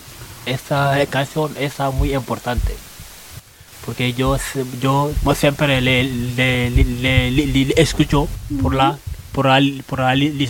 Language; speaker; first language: Spanish; non-native, learner; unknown